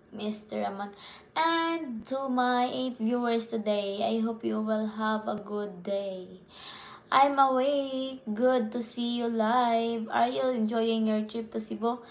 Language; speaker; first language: English; non-native, local second language; Cebuano